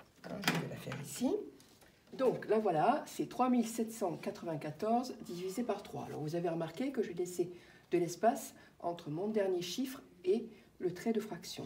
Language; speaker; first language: French; native; French